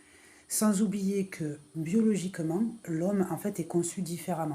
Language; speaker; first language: French; native; French